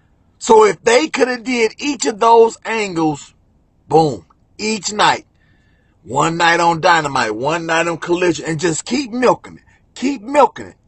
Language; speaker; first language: English; native; English